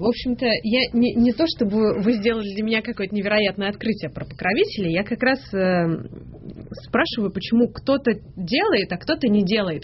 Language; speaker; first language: Russian; native; Russian